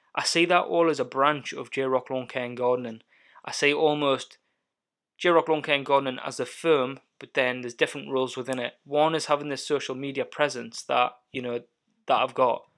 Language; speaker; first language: English; native; English